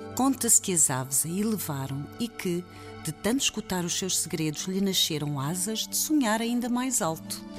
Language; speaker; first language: Portuguese; native; Portuguese